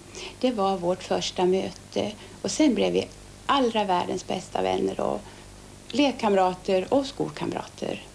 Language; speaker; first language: Swedish; early bilingual, other home language; Finnish